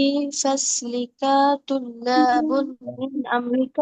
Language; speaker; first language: Arabic; non-native, learner; Bangla